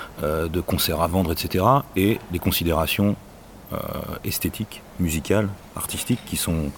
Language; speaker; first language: French; native; French